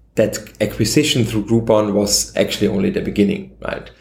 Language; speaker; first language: English; non-native, fluent; German